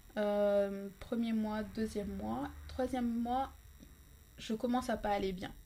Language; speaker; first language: French; non-native, local second language; Ngazidja Comorian